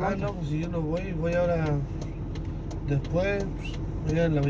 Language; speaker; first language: Spanish; native; Spanish